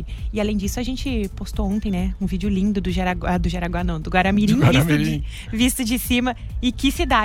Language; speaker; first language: Portuguese; native; Portuguese